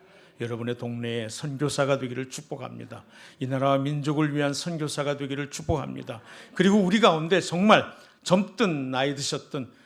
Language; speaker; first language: Korean; native; Korean